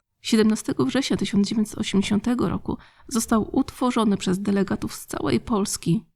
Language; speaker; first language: Polish; native; Polish